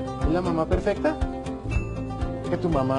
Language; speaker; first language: Spanish; native; Spanish